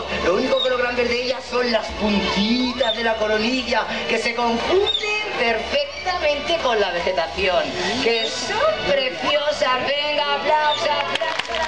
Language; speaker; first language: Spanish; native; Spanish